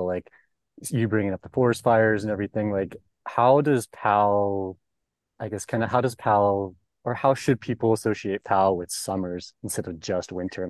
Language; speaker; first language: English; native; English